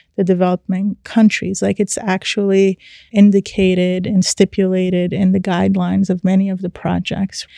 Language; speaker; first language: English; early bilingual, other home language; Persian